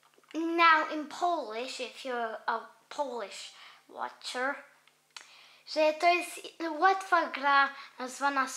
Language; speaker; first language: Polish; early bilingual, heritage; Polish